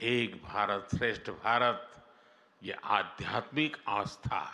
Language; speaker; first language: Hindi; non-native, local second language; Gujarati